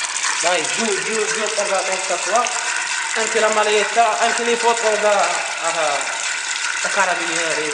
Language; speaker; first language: Italian; non-native, learner; Arabic